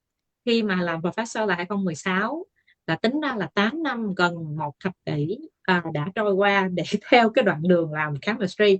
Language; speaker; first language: Vietnamese; native; Vietnamese